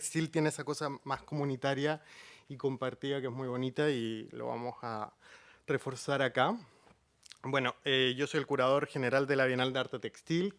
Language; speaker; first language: Spanish; native; Spanish